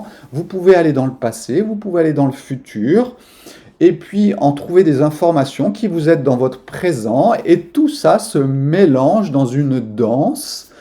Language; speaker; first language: French; native; French